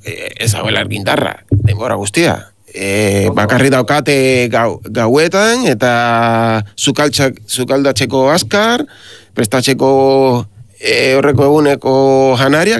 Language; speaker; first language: Basque; non-native, learner; Spanish